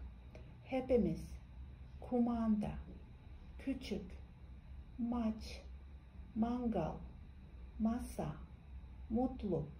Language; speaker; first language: Turkish; non-native, fluent; Kazakh